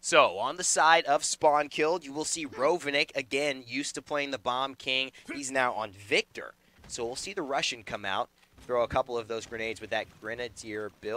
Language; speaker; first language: English; native; English